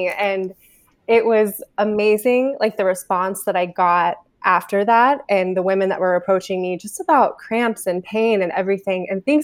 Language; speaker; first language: English; native; English